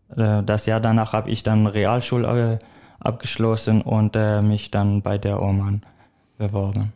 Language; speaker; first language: German; non-native, fluent; Kurdish